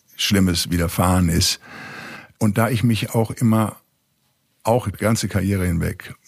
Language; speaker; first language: German; native; German